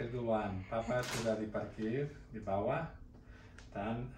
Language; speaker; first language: Indonesian; non-native, learner; Catalan